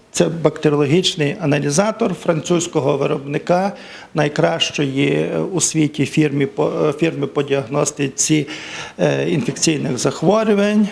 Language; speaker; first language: Ukrainian; native; Ukrainian